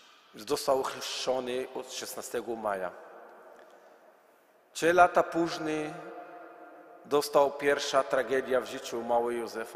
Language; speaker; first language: Polish; non-native, learner; Arabic